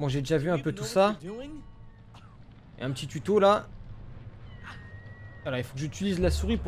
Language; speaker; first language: French; native; French